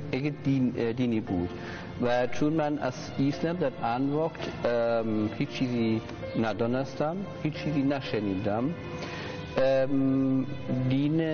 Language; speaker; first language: Persian; non-native, learner; German